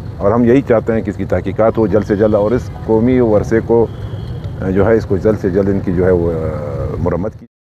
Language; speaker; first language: Urdu; non-native, local second language; Pashto